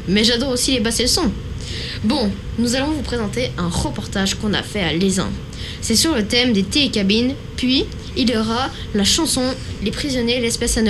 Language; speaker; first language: French; native; French